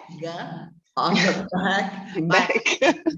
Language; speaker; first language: English; non-native, fluent; Italian